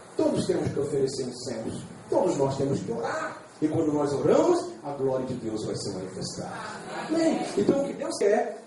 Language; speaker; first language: Portuguese; native; Portuguese